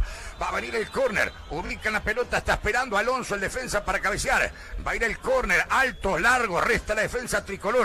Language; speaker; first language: Spanish; native; Spanish